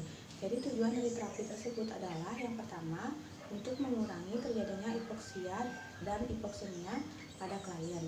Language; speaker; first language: Indonesian; native; Indonesian